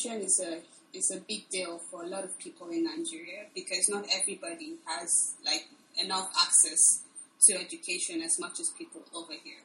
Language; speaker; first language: English; non-native, local second language; Igbo